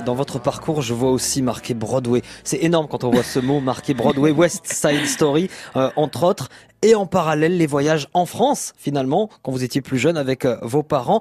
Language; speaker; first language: French; native; French